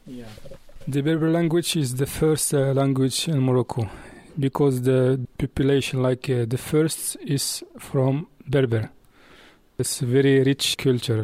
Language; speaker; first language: English; non-native, learner; Arabic